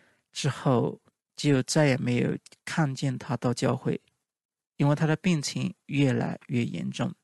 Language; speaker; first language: Chinese; native; Chinese